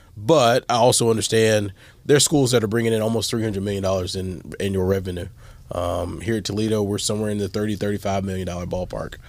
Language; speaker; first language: English; native; English